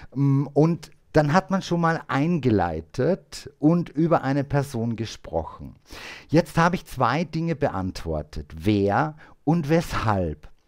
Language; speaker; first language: German; native; German